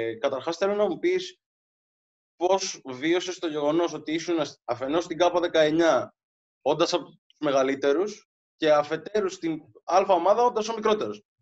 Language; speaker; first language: Greek; native; Greek